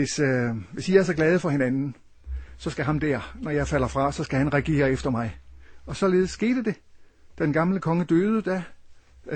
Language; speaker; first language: Danish; native; Danish